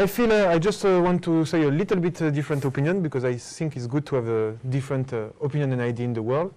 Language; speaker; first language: English; non-native, fluent; French